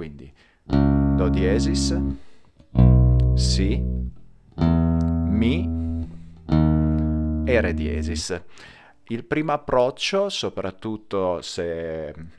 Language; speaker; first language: Italian; native; Italian